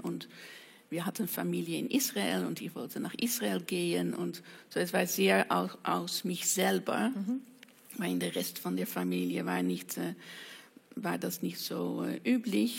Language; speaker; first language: German; non-native, fluent; Dutch